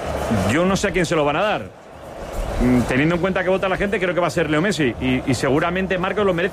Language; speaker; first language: Spanish; native; Spanish